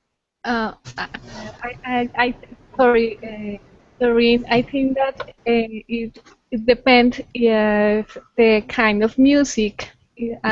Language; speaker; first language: English; non-native, learner; Spanish